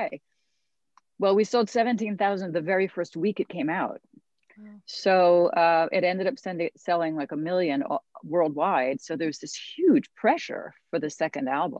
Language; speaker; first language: English; native; English